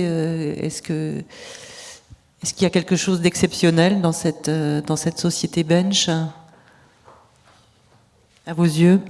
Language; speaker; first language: French; native; French